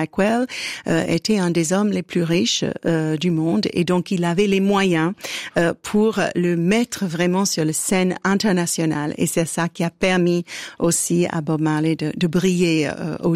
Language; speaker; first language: French; non-native, fluent; English